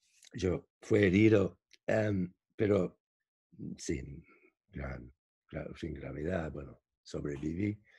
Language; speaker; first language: Spanish; non-native, fluent; English